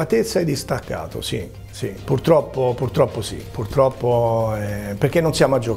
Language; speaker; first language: Italian; native; Italian